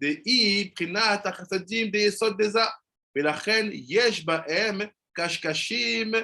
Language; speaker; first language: Hebrew; non-native, fluent; French